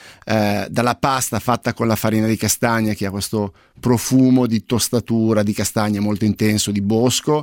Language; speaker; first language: Italian; native; Italian